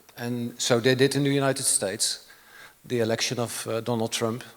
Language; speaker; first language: English; non-native, fluent; Dutch